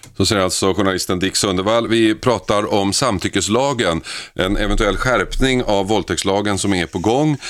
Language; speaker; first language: Swedish; native; Swedish